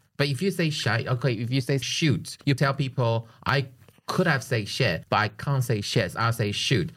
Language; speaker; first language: English; non-native, fluent; Chinese